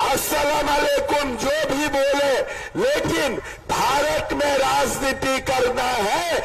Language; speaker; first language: Hindi; non-native, local second language; Assamese